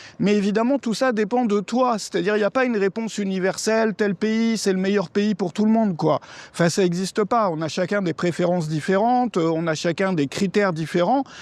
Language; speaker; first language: French; native; French